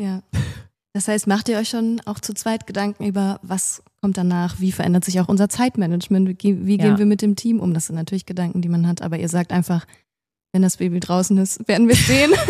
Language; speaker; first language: German; native; German